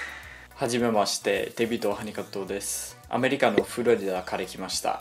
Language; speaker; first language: Japanese; non-native, learner; English